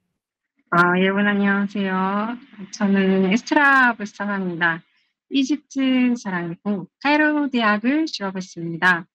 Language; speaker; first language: Korean; non-native, learner; Arabic